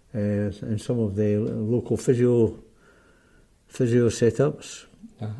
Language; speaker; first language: English; native; English